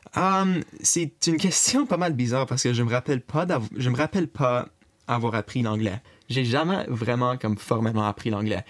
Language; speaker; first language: French; native; French